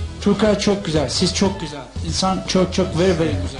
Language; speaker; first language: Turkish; non-native, learner; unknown